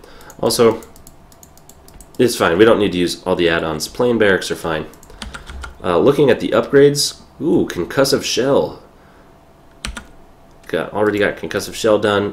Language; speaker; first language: English; native; English